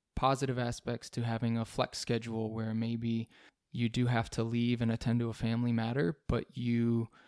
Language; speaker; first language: English; native; English